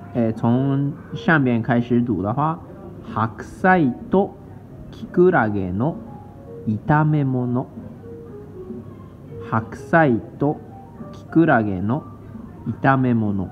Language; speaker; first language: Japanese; non-native, learner; Chinese